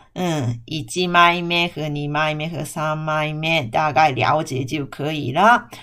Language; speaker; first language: Chinese; non-native, fluent; Japanese